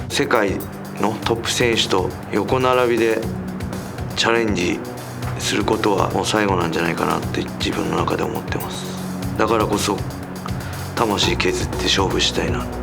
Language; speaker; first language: Japanese; native; Japanese